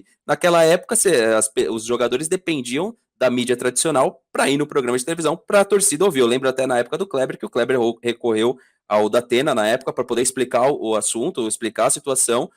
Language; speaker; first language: Portuguese; native; Portuguese